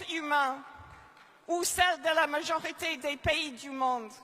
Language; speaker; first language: French; non-native, fluent; English